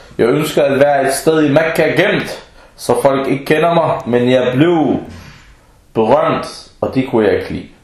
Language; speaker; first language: Danish; early bilingual, other home language; Arabic